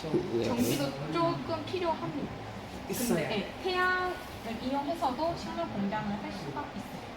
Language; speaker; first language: Korean; native; Korean